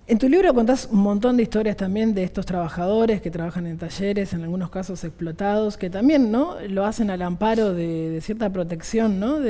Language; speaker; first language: Spanish; native; Spanish